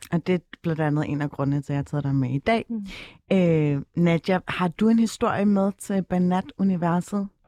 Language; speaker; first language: Danish; early bilingual, other home language; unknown